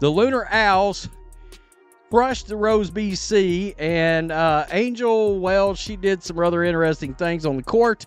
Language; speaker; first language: English; native; English